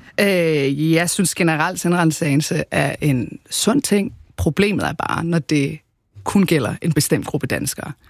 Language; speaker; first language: Danish; early bilingual, other home language; Arabic